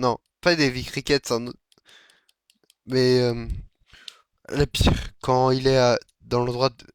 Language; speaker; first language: French; native; French